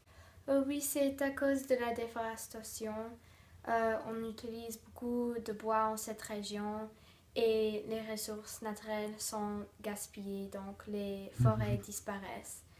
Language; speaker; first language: French; non-native, learner; English